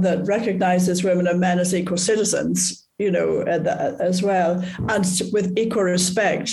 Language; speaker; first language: English; native; English